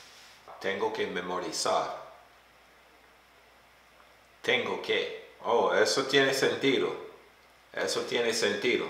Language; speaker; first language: Spanish; non-native, fluent; English